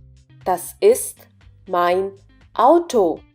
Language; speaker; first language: German; non-native, fluent; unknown